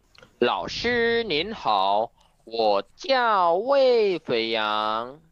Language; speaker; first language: Chinese; non-native, learner; Indonesian